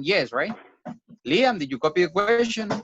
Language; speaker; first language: English; non-native, fluent; Spanish